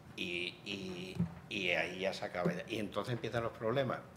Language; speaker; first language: Spanish; native; Spanish